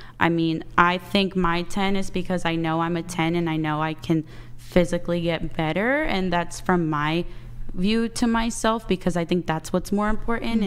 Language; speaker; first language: English; early bilingual, other home language; Portuguese